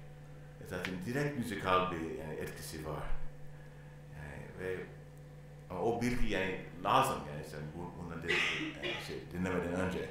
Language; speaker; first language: Turkish; non-native, learner; English